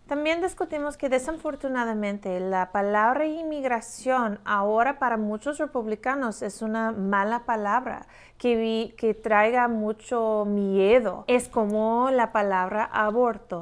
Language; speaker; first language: Spanish; non-native, fluent; English